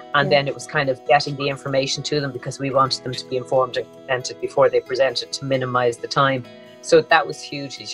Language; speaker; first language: English; native; English